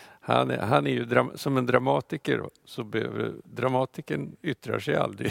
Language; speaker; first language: Swedish; non-native, fluent; Russian